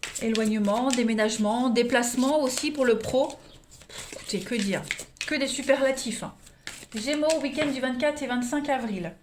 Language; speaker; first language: French; native; French